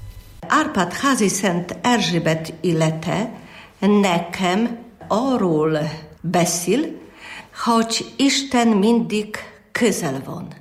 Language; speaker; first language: Hungarian; non-native, learner; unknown